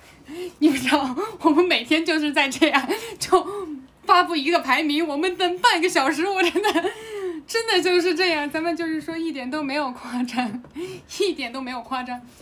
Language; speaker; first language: Chinese; native; Chinese